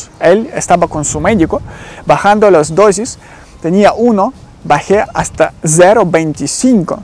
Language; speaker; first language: Spanish; non-native, learner; Ukrainian